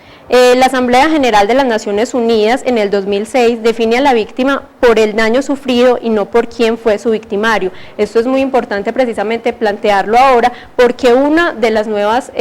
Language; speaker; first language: Spanish; native; Spanish